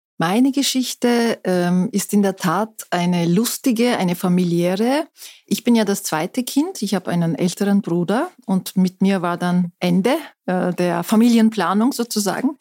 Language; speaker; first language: German; non-native, fluent; Turkish